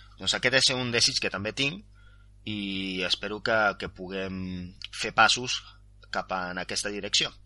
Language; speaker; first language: Catalan; non-native, local second language; Spanish